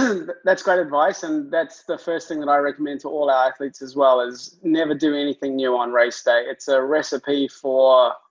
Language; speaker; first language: English; native; English